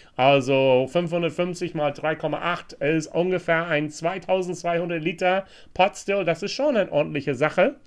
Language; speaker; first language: German; non-native, fluent; English